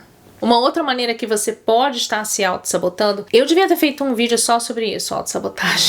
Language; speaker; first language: Portuguese; native; Portuguese